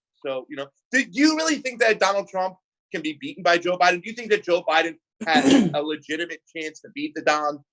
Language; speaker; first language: English; native; English